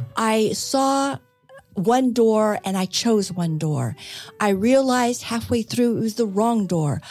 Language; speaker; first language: English; native; English